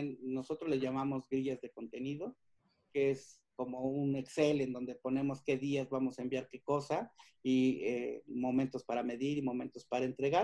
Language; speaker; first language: Spanish; native; Spanish